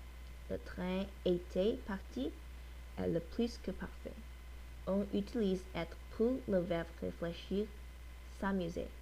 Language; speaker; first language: French; non-native, learner; English